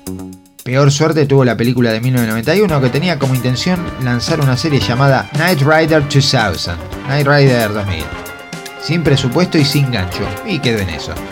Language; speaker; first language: Spanish; native; Spanish